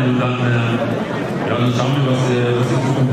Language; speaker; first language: German; non-native, fluent; Dutch